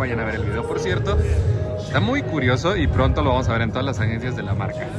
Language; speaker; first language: Spanish; native; Spanish